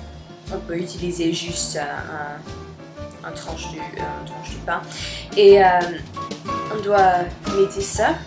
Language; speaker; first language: French; non-native, learner; English